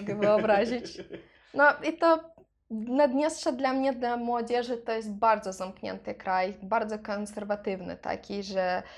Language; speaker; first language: Polish; non-native, learner; Russian